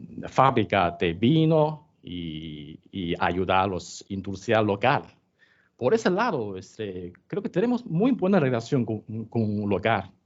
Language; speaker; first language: Spanish; non-native, learner; Chinese